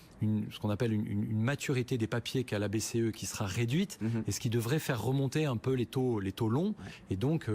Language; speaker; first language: French; native; French